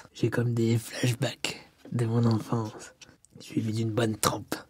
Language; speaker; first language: French; native; French